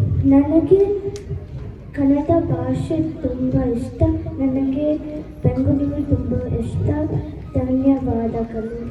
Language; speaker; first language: Kannada; early bilingual, heritage; Kannada